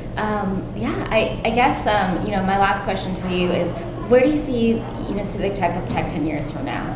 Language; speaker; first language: English; native; English